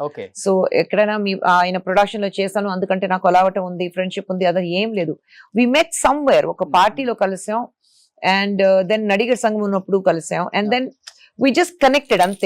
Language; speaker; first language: Telugu; non-native, local second language; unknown